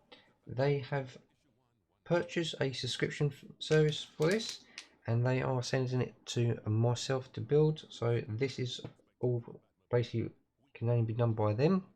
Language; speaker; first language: English; native; English